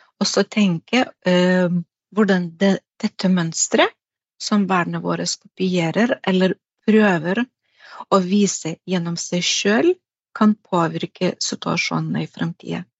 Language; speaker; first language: Norwegian; non-native, fluent; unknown